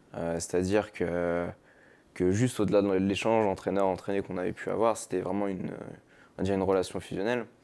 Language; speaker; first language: French; native; French